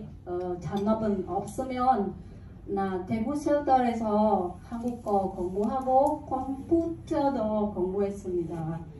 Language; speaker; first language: Korean; non-native, learner; Indonesian